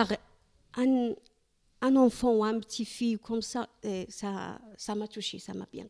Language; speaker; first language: French; non-native, learner; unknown